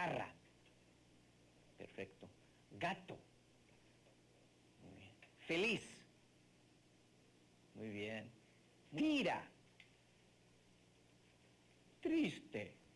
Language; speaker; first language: Spanish; non-native, fluent; English